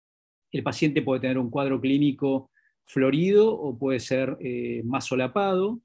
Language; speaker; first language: Spanish; native; Spanish